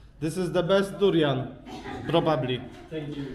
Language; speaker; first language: English; non-native, learner; Polish